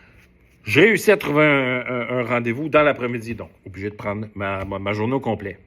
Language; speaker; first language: French; native; French